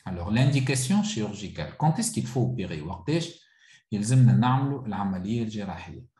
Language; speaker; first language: French; non-native, local second language; Arabic